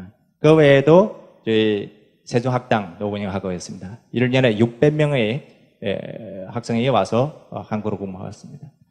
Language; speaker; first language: Korean; non-native, fluent; Chinese